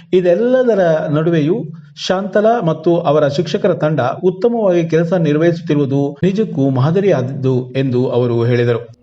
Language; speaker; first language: Kannada; native; Kannada